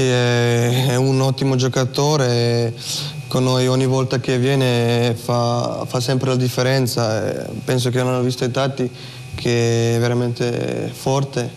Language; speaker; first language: Italian; non-native, fluent; Slovenian